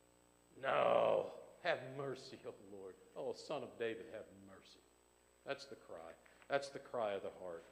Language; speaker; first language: English; native; English